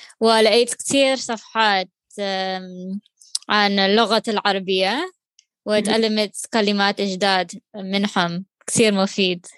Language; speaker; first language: Arabic; non-native, learner; English